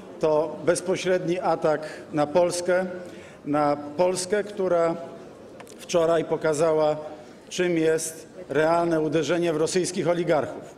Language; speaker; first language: Polish; native; Polish